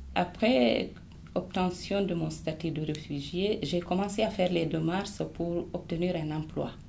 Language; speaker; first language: French; non-native, local second language; Fula